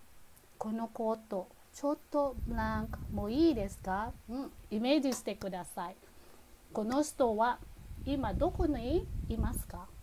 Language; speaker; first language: Japanese; non-native, fluent; Filipino